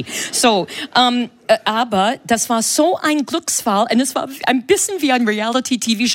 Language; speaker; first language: German; non-native, fluent; English